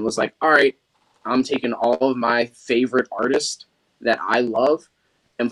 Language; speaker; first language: English; native; English